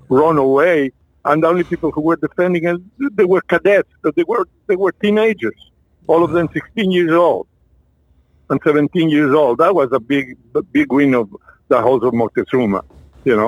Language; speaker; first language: English; non-native, fluent; French